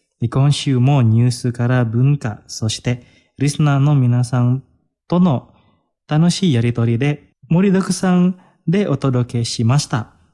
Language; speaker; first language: Japanese; non-native, fluent; Indonesian